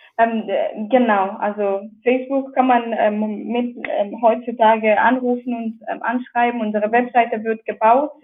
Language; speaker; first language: German; non-native, fluent; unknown